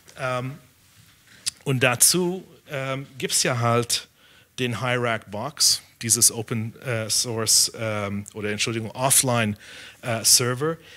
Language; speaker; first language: German; non-native, fluent; English